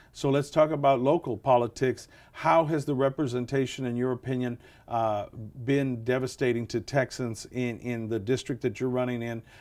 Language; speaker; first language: English; native; English